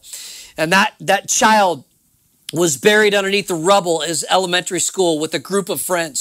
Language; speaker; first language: English; native; English